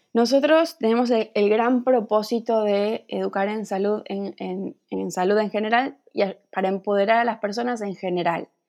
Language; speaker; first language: Spanish; native; Spanish